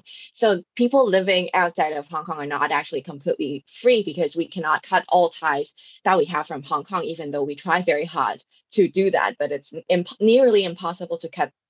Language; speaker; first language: English; non-native, local second language; Cantonese